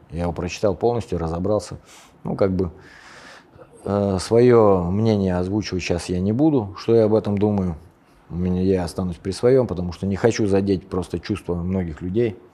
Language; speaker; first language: Russian; native; Russian